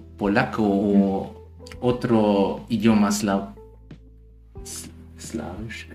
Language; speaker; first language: Spanish; non-native, learner; German